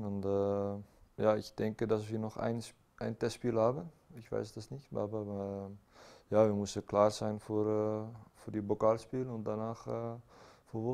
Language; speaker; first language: German; non-native, learner; Dutch